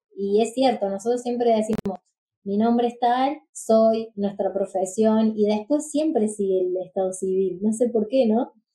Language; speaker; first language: Spanish; native; Spanish